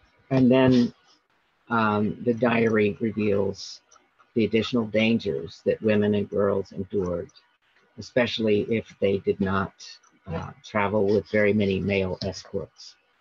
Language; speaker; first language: English; native; English